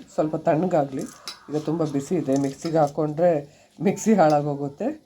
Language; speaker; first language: Kannada; non-native, local second language; Tulu